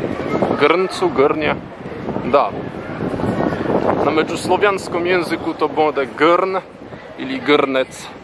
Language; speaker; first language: Polish; non-native, learner; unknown